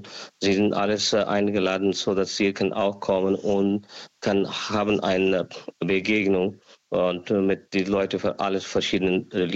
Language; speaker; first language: German; non-native, learner; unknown